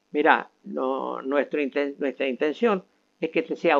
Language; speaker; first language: Spanish; native; Spanish